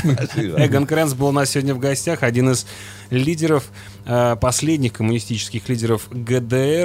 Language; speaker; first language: Russian; native; Russian